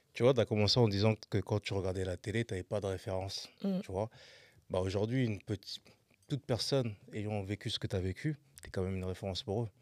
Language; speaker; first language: French; native; French